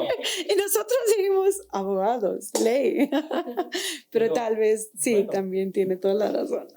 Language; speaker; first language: Spanish; non-native, fluent; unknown